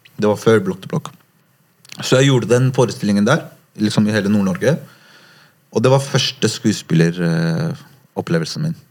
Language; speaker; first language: Norwegian; early bilingual, other home language; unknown